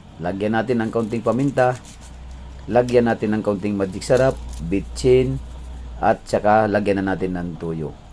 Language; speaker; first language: Filipino; non-native, local second language; Cebuano